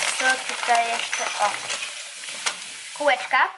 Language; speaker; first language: Polish; early bilingual, heritage; Polish